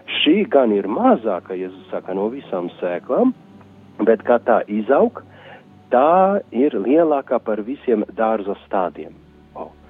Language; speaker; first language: Latvian; non-native, fluent; Polish